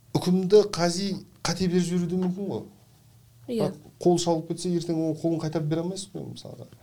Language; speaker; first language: Kazakh; native; Kazakh